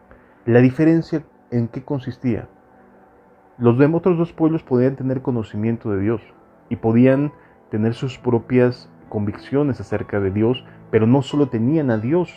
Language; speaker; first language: Spanish; native; Spanish